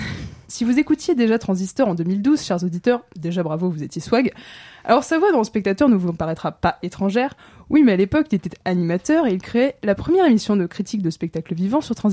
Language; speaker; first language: French; native; French